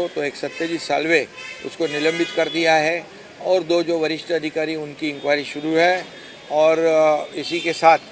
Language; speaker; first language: Hindi; non-native, local second language; Marathi